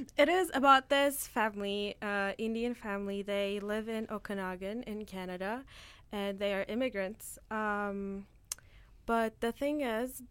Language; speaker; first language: English; non-native, fluent; Turkish